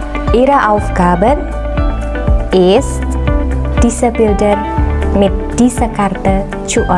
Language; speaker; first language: German; non-native, fluent; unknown